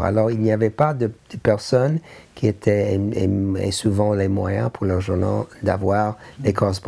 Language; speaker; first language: French; non-native, learner; English